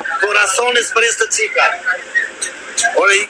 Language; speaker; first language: Spanish; non-native, learner; Albanian